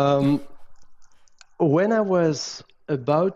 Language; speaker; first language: English; non-native, fluent; French